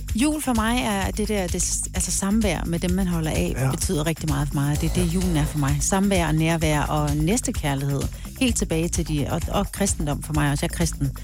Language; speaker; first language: Danish; native; Danish